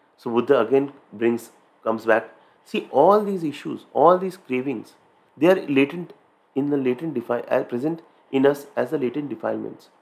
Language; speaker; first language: English; non-native, local second language; Hindi